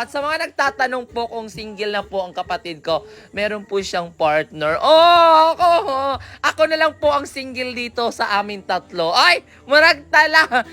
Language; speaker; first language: Filipino; non-native, local second language; Cebuano